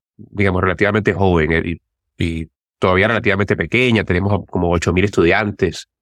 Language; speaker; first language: Spanish; native; Spanish